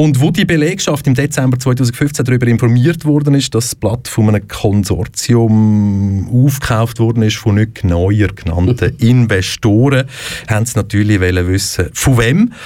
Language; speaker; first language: German; native; German